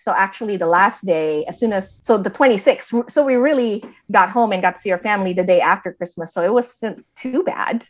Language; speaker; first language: English; native; English